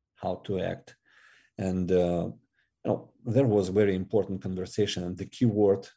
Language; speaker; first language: English; non-native, fluent; Russian